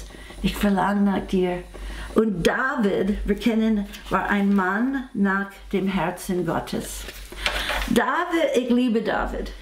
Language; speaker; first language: German; non-native, fluent; English